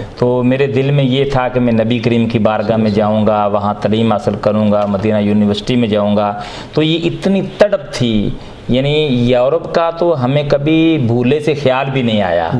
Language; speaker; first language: Urdu; non-native, local second language; Punjabi